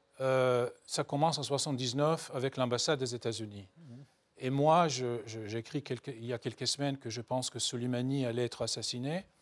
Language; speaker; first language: French; non-native, fluent; Hebrew